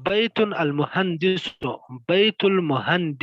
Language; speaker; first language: Arabic; non-native, learner; Pashto